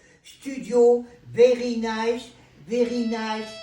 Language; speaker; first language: English; non-native, learner; French